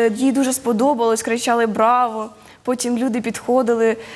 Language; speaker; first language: Ukrainian; native; Ukrainian